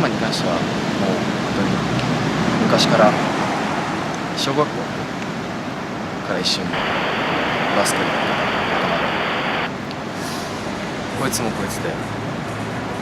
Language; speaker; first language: Japanese; native; Japanese